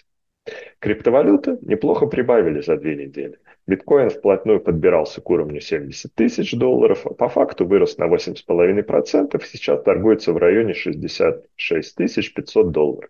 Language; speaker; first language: Russian; native; Russian